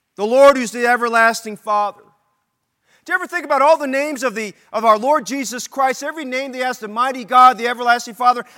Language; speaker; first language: English; native; English